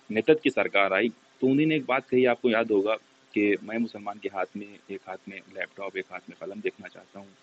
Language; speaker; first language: Hindi; native; Hindi